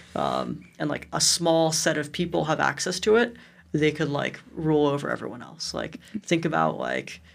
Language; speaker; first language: English; native; English